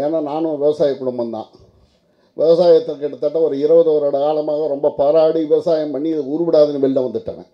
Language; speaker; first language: Tamil; native; Tamil